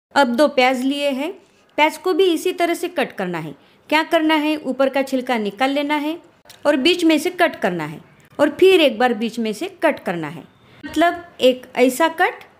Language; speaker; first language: Hindi; non-native, local second language; Marathi